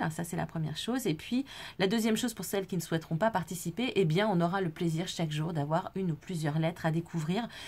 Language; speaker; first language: French; native; French